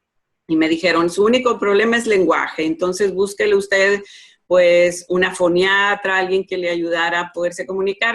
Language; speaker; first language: Spanish; native; Spanish